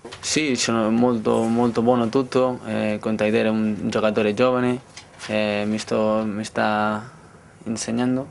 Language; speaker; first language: Italian; non-native, learner; Spanish